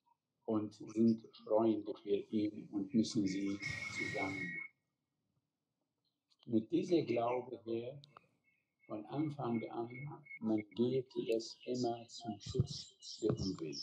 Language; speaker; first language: German; non-native, fluent; Arabic